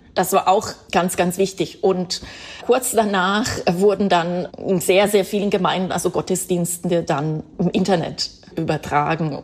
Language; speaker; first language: German; non-native, fluent; Italian